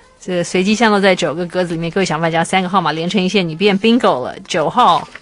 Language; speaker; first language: Chinese; native; Chinese